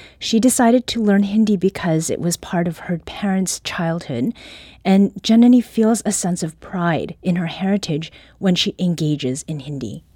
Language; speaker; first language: English; early bilingual, other home language; Korean